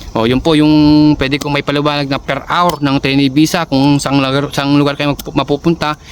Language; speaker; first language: Filipino; native; Filipino